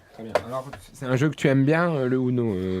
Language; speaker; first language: French; native; French